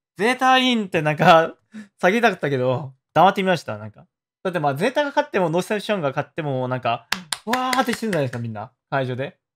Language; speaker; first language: Japanese; non-native, fluent; Korean